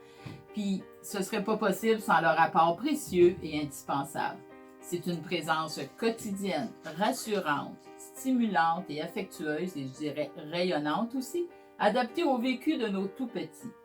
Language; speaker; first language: French; native; French